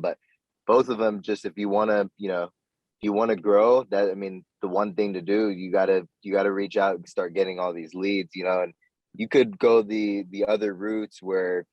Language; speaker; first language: English; native; English